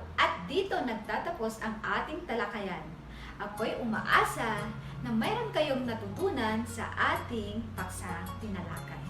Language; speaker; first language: Filipino; non-native, local second language; Maranao